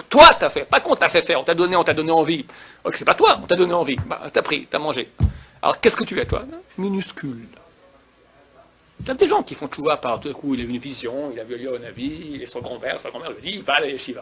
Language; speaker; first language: French; native; French